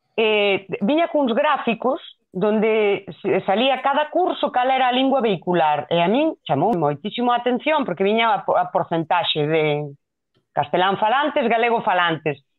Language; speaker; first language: Galician; non-native, local second language; Spanish